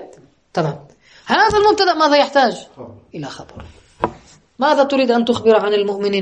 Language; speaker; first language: Arabic; native; Arabic